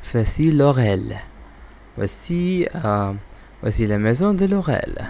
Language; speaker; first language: French; non-native, learner; English